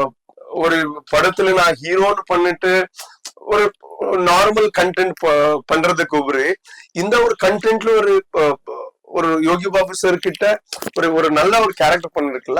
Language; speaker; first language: Tamil; non-native, learner; Tulu